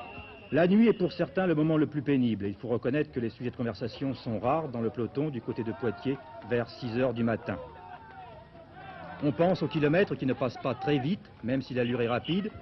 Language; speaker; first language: French; native; French